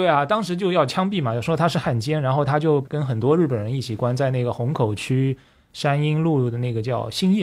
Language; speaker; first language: Chinese; native; Chinese